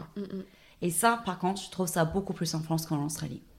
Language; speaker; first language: French; non-native, fluent; English